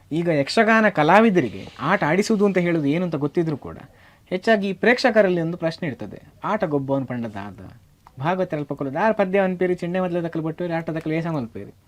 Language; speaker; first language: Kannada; native; Kannada